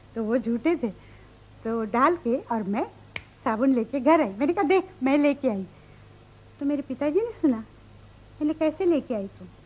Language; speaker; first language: Hindi; non-native, local second language; Marathi